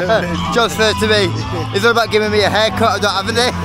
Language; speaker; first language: English; native; English